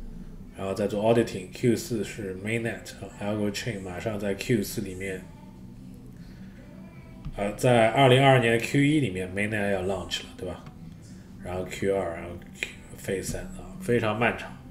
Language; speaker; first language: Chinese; native; Chinese